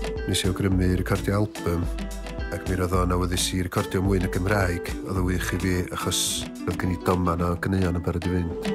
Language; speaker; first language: Welsh; native; Welsh